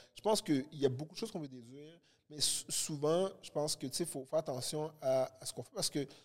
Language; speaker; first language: French; early bilingual, other home language; Haitian Creole